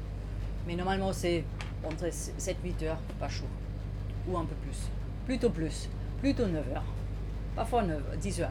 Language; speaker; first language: French; non-native, learner; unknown